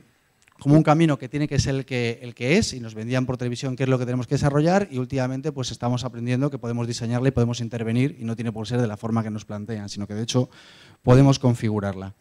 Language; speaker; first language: Spanish; native; Spanish